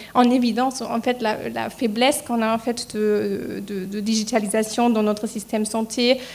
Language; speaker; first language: French; non-native, fluent; German